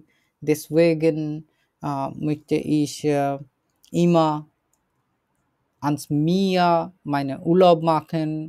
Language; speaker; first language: German; non-native, learner; Bangla